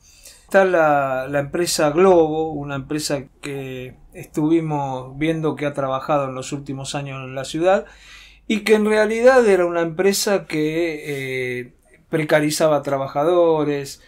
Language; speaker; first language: Spanish; native; Spanish